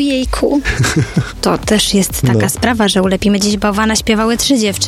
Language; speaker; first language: Polish; native; Polish